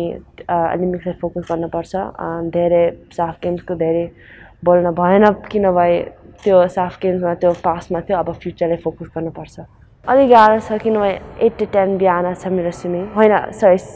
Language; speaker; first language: Nepali; early bilingual, heritage; Nepali